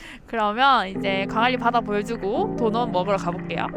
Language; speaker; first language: Korean; native; Korean